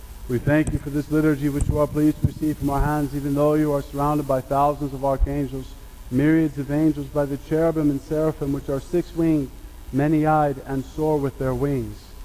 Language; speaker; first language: English; native; English